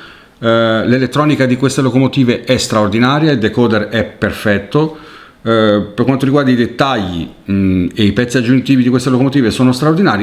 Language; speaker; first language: Italian; native; Italian